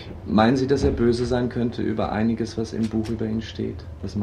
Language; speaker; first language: German; native; German